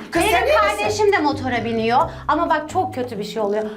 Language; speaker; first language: Turkish; native; Turkish